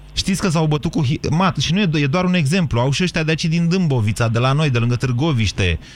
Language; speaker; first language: Romanian; native; Romanian